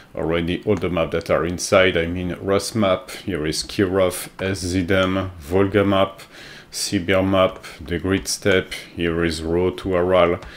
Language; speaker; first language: English; non-native, fluent; French